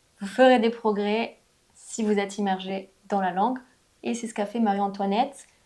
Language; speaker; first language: French; native; French